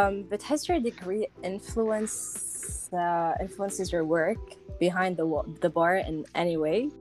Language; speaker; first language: English; non-native, local second language; Arabic